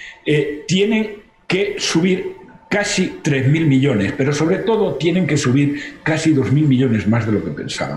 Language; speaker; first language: Spanish; native; Spanish